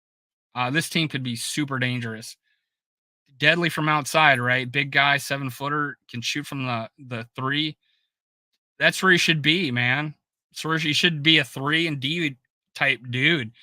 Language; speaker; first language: English; native; English